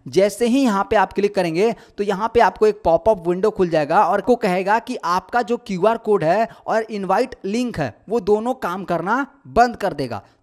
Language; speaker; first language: Hindi; native; Hindi